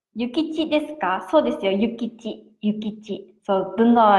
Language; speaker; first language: Japanese; native; Japanese